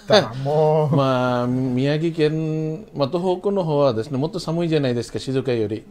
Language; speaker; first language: Japanese; non-native, fluent; Bangla